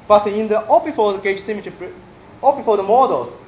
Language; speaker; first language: English; non-native, fluent; Chinese